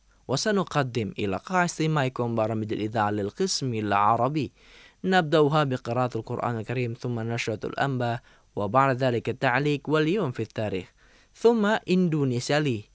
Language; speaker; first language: Arabic; non-native, fluent; Indonesian